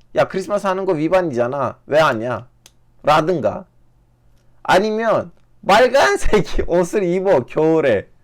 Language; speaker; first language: Korean; native; Korean